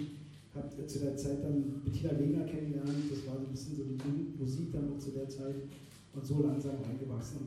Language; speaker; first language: German; native; German